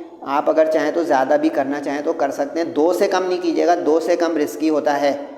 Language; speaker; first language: Urdu; native; Urdu